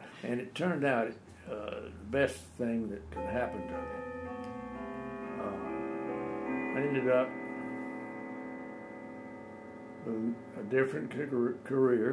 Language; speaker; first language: English; native; English